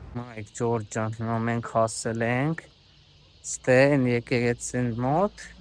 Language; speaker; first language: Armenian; non-native, learner; Hindi